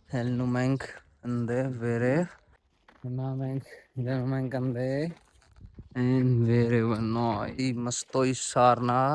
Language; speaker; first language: Armenian; non-native, learner; Hindi